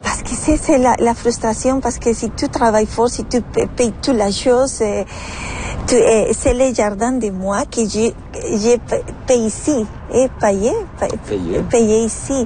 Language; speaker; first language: French; non-native, learner; Spanish